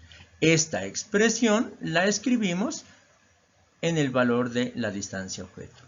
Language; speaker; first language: Spanish; native; Spanish